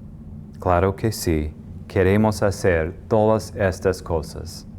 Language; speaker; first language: Spanish; non-native, fluent; English